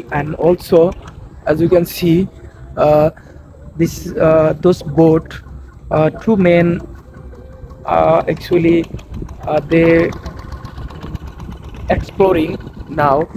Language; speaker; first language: English; non-native, learner; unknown